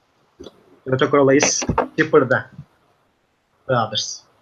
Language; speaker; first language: English; non-native, learner; Turkish